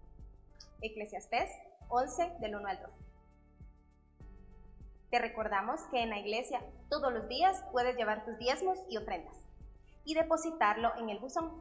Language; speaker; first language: Spanish; native; Spanish